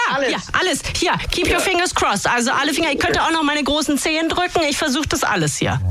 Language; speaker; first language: German; native; German